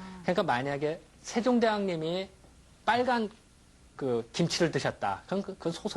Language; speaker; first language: Korean; native; Korean